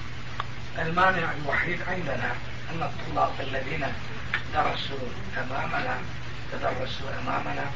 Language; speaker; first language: Arabic; non-native, fluent; Turkish